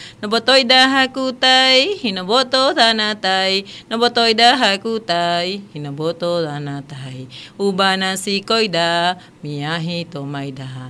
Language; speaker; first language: Spanish; non-native, local second language; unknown